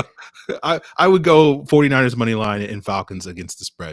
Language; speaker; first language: English; native; English